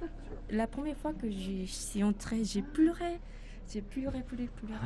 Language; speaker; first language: French; non-native, fluent; Japanese